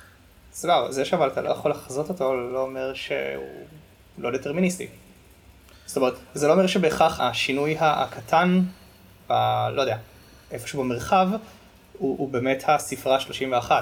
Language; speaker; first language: Hebrew; native; Hebrew